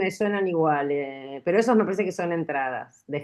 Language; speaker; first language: Spanish; native; Spanish